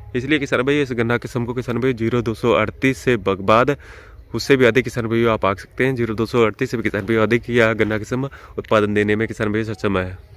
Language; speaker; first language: Hindi; non-native, local second language; Punjabi